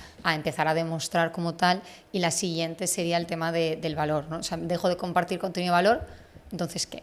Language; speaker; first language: Spanish; native; Spanish